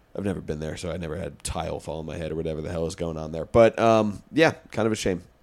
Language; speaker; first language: English; native; English